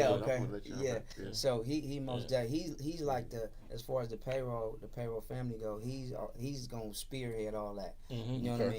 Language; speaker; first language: English; native; English